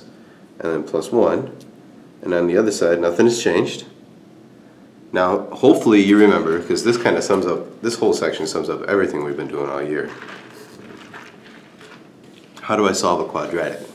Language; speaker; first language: English; native; English